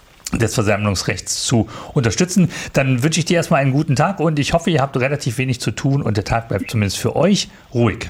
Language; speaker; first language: German; native; German